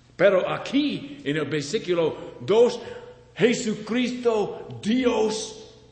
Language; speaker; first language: Spanish; non-native, learner; English